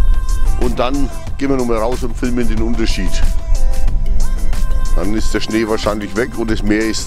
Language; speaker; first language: German; native; German